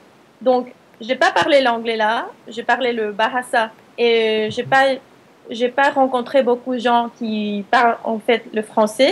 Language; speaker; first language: French; non-native, fluent; Spanish